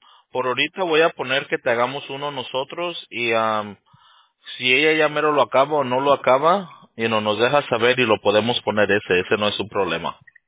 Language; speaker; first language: Spanish; early bilingual, heritage; Spanish